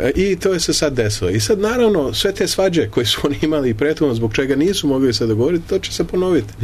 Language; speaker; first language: Serbian; early bilingual, heritage; Serbian